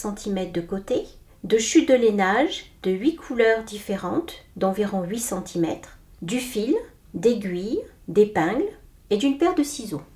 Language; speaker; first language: French; native; French